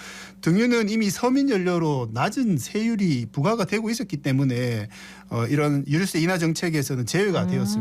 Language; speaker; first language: Korean; native; Korean